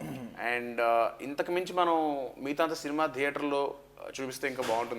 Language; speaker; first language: Telugu; native; Telugu